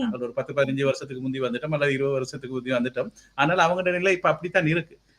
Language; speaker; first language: Tamil; native; Tamil